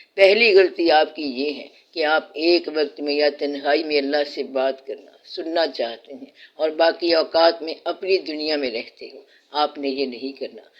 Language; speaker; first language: Urdu; non-native, local second language; Punjabi